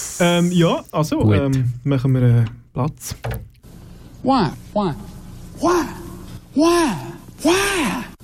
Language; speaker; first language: German; native; German